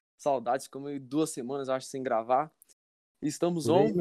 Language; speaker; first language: Portuguese; native; Portuguese